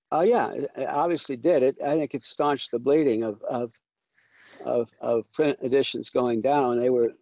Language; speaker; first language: English; native; English